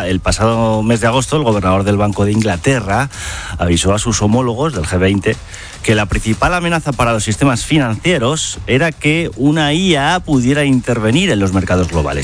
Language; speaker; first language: Spanish; native; Spanish